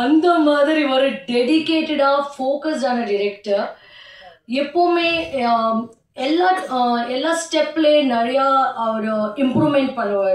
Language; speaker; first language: Tamil; non-native, learner; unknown